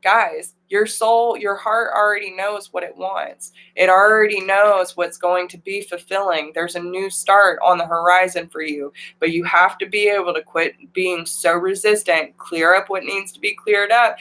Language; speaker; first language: English; native; English